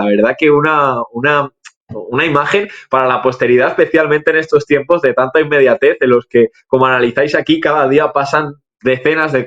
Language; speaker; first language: Spanish; native; Spanish